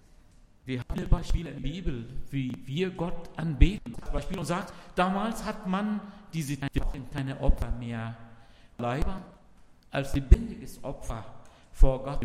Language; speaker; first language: German; non-native, learner; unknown